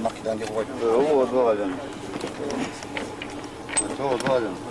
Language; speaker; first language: Bosnian; native; Bosnian